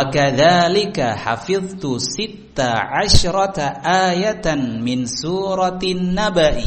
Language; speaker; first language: Arabic; non-native, fluent; Indonesian